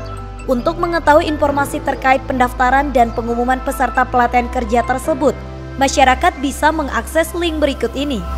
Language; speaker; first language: Indonesian; native; Indonesian